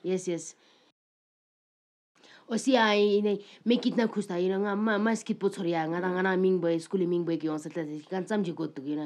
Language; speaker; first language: French; non-native, learner; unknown